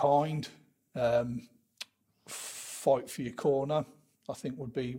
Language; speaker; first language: English; native; English